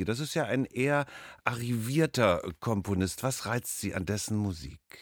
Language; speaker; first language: German; native; German